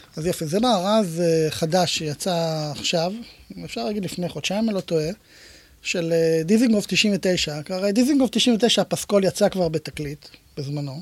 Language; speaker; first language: Hebrew; native; Hebrew